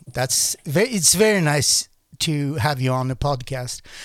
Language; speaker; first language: English; non-native, fluent; Norwegian